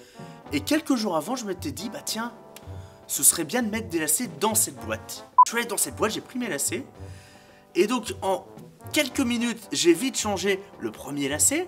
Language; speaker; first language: French; native; French